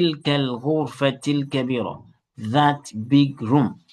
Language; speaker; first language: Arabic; non-native, fluent; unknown